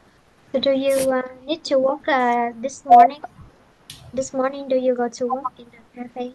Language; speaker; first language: English; non-native, fluent; Vietnamese